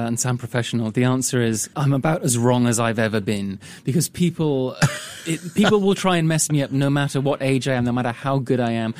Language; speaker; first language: English; native; English